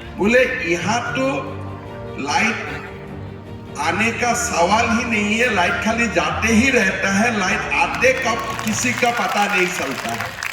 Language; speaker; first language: Hindi; non-native, local second language; Assamese